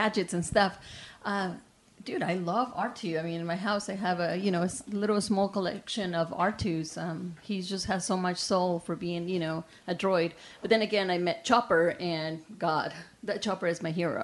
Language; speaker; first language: English; non-native, fluent; Spanish